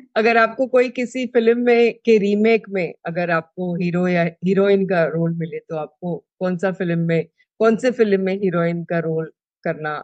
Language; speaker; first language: Hindi; non-native, local second language; Telugu